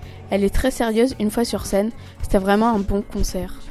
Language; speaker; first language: French; native; French